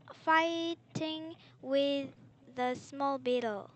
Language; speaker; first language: English; non-native, learner; Korean